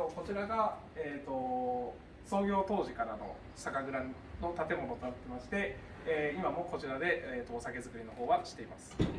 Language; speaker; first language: Japanese; native; Japanese